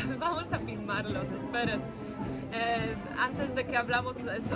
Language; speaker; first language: Spanish; non-native, fluent; Polish